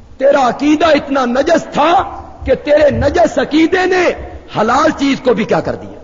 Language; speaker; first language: Urdu; non-native, local second language; Punjabi